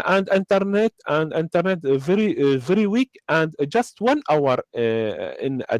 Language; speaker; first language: English; non-native, learner; Arabic